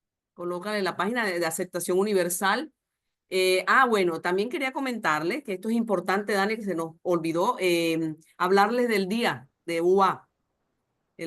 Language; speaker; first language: Spanish; native; Spanish